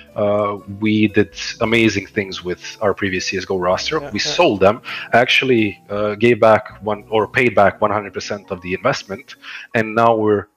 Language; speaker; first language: English; non-native, fluent; Croatian